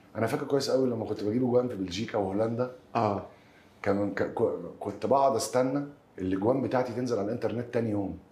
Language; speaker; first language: Arabic; native; Arabic